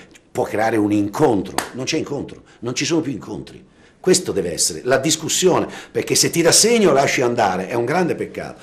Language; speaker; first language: Italian; native; Italian